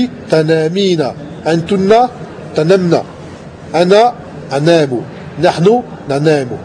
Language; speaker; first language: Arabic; non-native, fluent; French